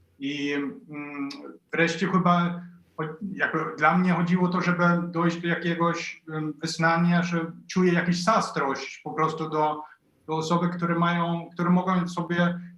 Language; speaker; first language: Polish; non-native, fluent; Swedish